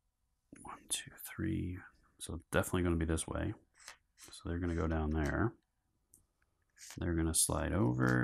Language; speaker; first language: English; native; English